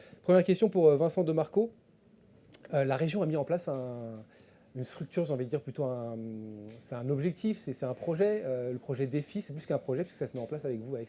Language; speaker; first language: French; native; French